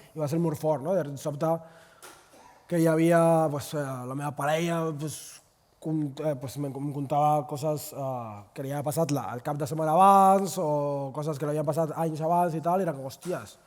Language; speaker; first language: Catalan; non-native, local second language; Spanish